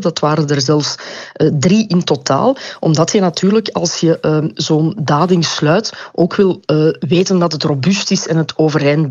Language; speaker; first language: Dutch; native; Dutch